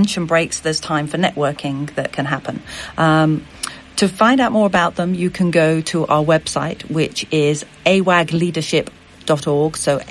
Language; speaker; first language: English; native; English